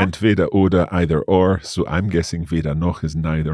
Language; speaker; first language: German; non-native, learner; English